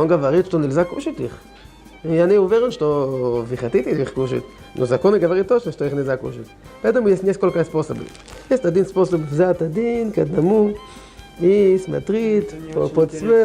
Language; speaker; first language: Russian; non-native, learner; Hebrew